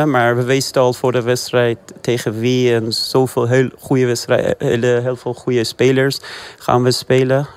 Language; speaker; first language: Dutch; early bilingual, other home language; Persian